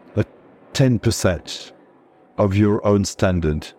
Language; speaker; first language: English; non-native, fluent; French